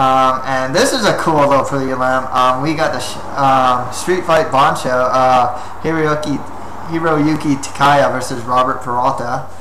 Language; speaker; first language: English; native; English